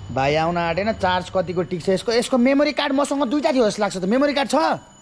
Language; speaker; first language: Nepali; native; Nepali